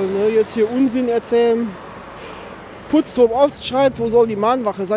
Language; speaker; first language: German; native; German